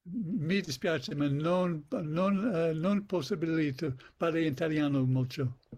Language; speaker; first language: Italian; non-native, learner; English